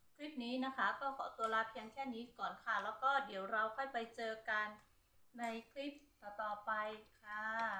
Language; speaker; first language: Thai; non-native, local second language; Karen languages